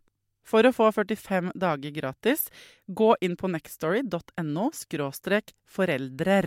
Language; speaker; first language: Norwegian; native; Norwegian